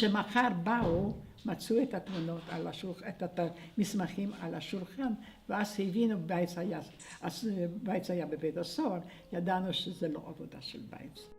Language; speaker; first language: Hebrew; non-native, fluent; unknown